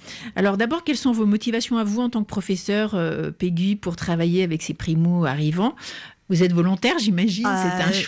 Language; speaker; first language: French; native; French